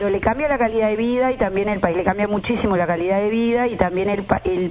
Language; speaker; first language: Spanish; native; Spanish